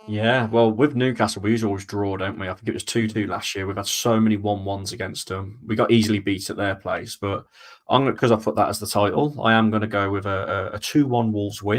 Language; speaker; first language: English; native; English